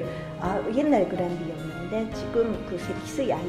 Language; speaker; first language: Korean; non-native, fluent; Japanese